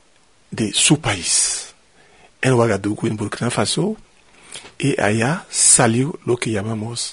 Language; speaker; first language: Spanish; non-native, fluent; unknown